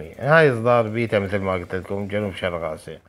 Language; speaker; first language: Arabic; native; Arabic